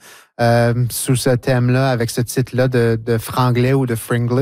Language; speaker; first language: French; native; French